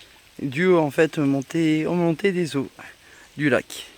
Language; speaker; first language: French; native; French